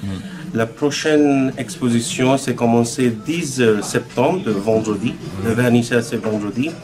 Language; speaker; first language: French; non-native, learner; Bangla